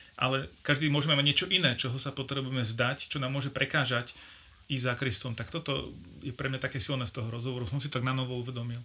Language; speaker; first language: Slovak; native; Slovak